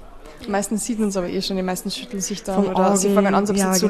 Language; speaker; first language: German; native; German